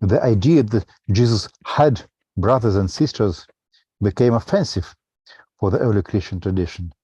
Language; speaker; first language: English; non-native, fluent; Russian